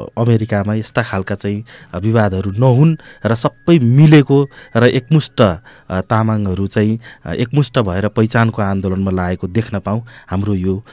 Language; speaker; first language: Nepali; native; Nepali